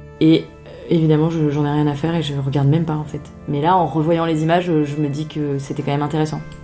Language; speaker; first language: French; native; French